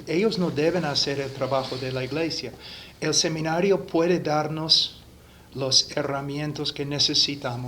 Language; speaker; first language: Spanish; non-native, fluent; English